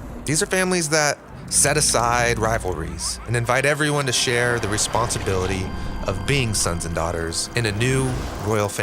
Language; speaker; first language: English; native; English